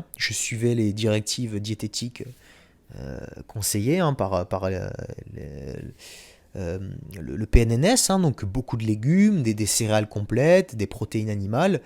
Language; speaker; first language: French; native; French